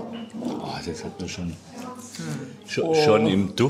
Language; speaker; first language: German; native; German